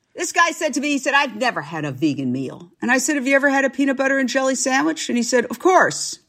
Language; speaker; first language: English; native; English